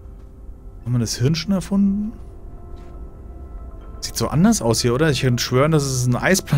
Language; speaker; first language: German; native; German